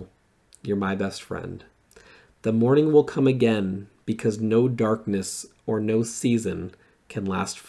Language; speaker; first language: English; native; English